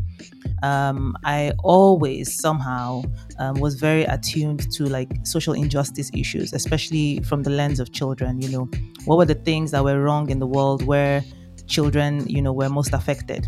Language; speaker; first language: English; non-native, local second language; Yoruba